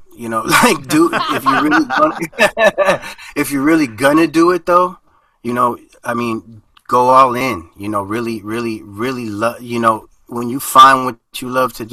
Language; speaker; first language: English; early bilingual, other home language; Spanish